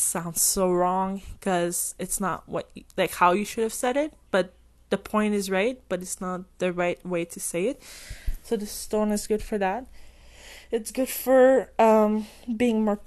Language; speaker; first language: English; non-native, fluent; French